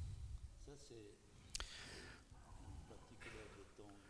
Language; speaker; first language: French; non-native, fluent; Italian